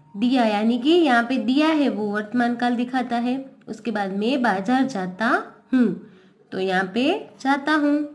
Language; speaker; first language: Hindi; non-native, local second language; Gujarati